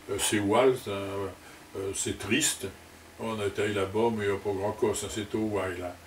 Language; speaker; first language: French; native; French